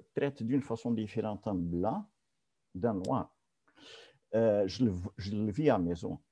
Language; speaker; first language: French; non-native, fluent; Portuguese